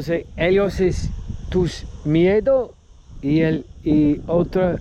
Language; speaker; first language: Spanish; non-native, learner; English